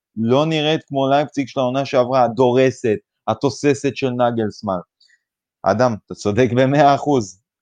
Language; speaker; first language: Hebrew; native; Hebrew